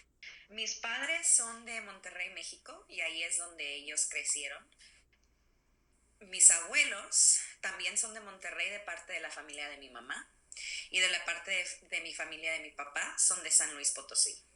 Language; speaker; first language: Spanish; early bilingual, other home language; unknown